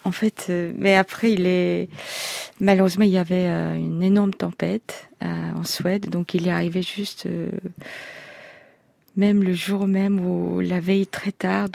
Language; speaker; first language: French; non-native, fluent; Korean